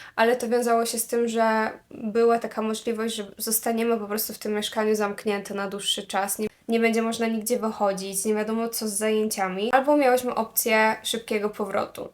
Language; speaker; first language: Polish; native; Polish